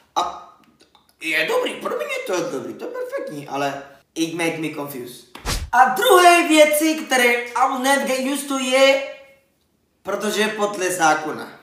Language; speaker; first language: Czech; non-native, learner; Spanish